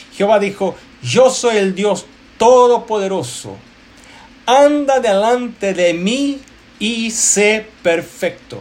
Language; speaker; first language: Spanish; non-native, fluent; Portuguese